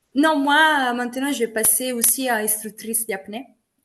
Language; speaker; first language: French; non-native, fluent; Italian